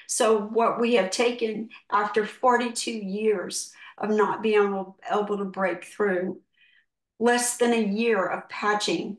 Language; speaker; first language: English; native; English